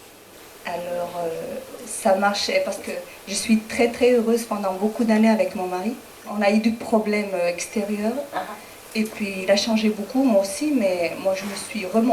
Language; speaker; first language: French; non-native, learner; Spanish